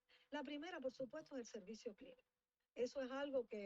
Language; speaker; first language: Spanish; native; Spanish